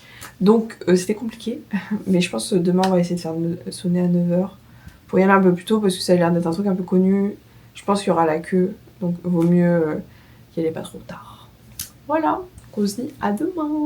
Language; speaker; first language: French; native; French